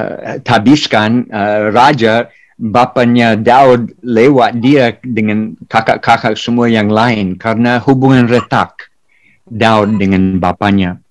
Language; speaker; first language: Indonesian; non-native, fluent; English